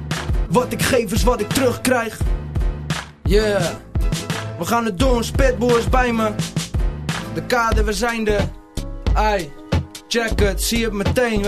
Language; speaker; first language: Dutch; native; Dutch